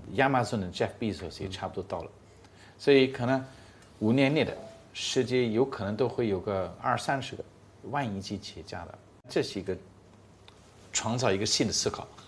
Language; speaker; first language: Chinese; non-native, fluent; English